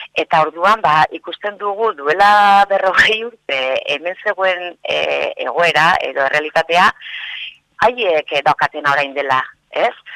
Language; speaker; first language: Basque; non-native, local second language; Spanish